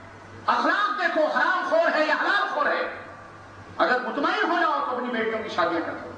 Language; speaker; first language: Urdu; native; Urdu